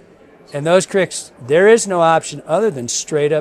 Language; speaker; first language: English; native; English